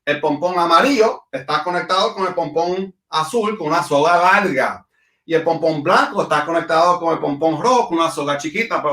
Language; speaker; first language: Spanish; early bilingual, other home language; English